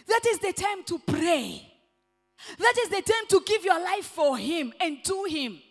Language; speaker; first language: English; non-native, local second language; Swahili